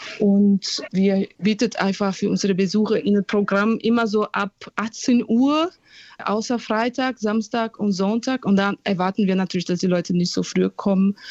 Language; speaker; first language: German; non-native, fluent; Portuguese